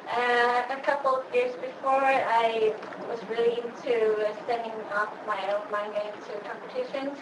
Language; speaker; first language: English; non-native, fluent; Swedish